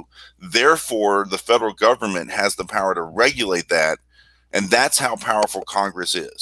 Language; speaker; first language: English; native; English